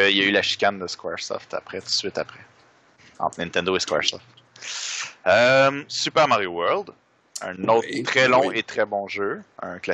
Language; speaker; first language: French; native; French